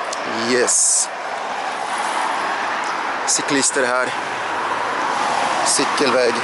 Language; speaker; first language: Swedish; non-native, learner; Russian